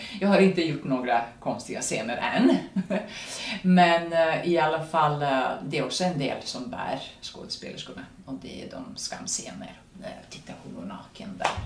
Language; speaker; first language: Swedish; non-native, fluent; Serbian